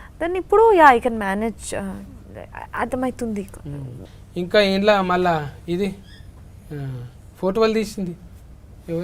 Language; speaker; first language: Telugu; native; Telugu